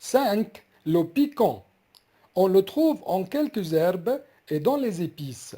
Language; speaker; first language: French; non-native, fluent; Arabic